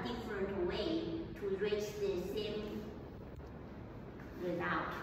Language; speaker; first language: English; non-native, learner; Chinese